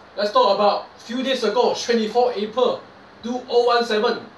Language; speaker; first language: English; non-native, local second language; Chinese